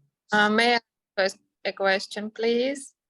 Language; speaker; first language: English; non-native, fluent; Armenian